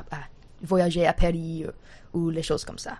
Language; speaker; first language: French; non-native, learner; English